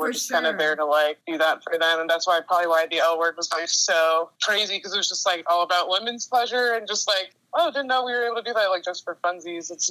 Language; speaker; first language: English; native; English